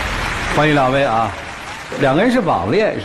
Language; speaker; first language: Chinese; native; Chinese